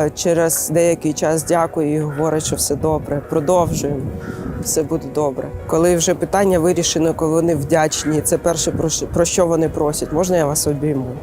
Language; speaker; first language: Ukrainian; native; Ukrainian